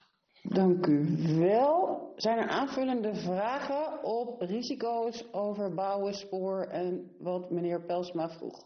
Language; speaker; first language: Dutch; native; Dutch